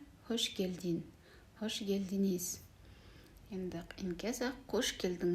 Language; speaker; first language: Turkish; non-native, learner; Kazakh